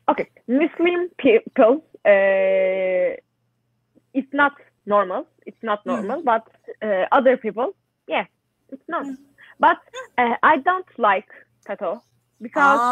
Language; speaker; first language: English; non-native, learner; Turkish